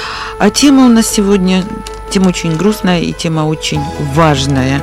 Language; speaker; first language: Russian; native; Russian